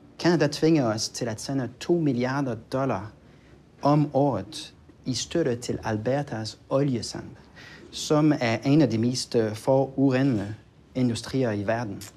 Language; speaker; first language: Danish; non-native, fluent; French